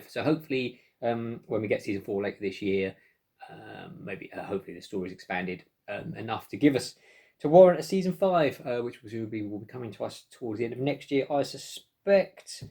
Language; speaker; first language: English; native; English